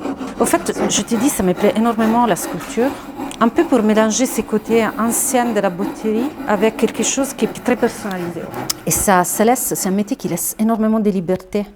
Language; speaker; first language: French; non-native, fluent; Italian